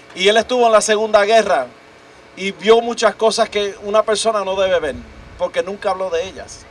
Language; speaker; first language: Spanish; early bilingual, heritage; Spanish